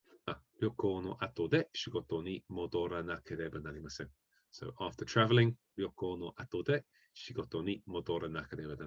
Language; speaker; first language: Japanese; non-native, fluent; English